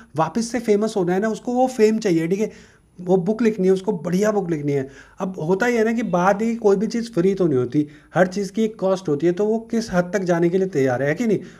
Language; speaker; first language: Hindi; native; Hindi